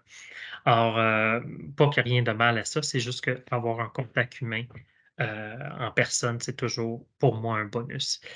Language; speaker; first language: French; native; French